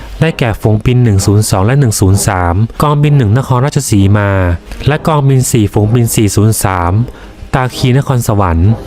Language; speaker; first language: Thai; native; Thai